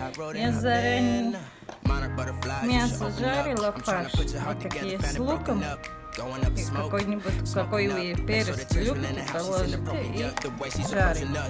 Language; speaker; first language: Russian; non-native, learner; Tajik